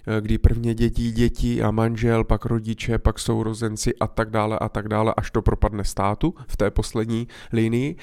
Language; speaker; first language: Czech; native; Czech